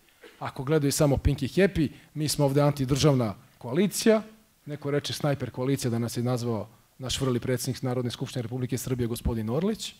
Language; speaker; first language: Croatian; native; Croatian